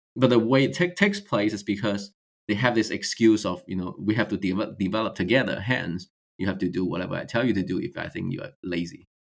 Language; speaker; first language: English; non-native, fluent; Chinese